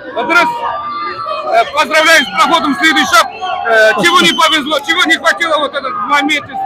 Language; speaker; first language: Russian; non-native, local second language; Kazakh